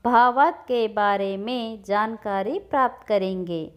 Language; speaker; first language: Hindi; non-native, local second language; Kannada